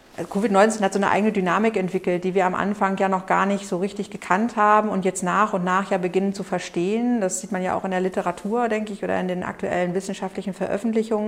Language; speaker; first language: German; native; German